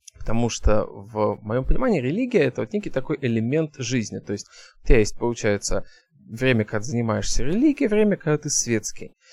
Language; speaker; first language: Russian; early bilingual, heritage; Russian